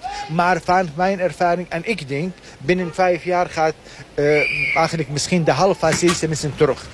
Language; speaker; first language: Dutch; non-native, learner; Arabic